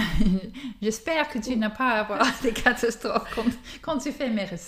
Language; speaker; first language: French; non-native, fluent; English